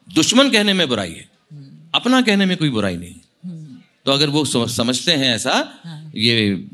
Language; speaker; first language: Hindi; non-native, local second language; Marathi